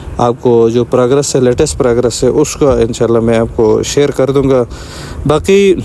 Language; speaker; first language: Urdu; non-native, local second language; Shina